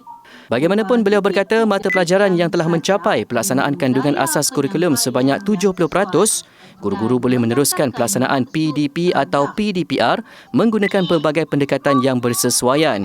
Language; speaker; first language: Malay; native; Malay